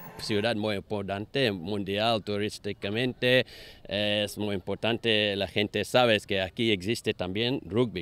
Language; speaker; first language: Spanish; non-native, learner; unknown